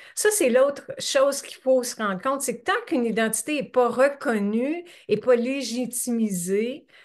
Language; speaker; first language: French; native; French